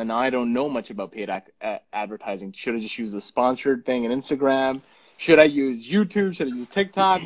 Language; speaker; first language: English; non-native, local second language; Punjabi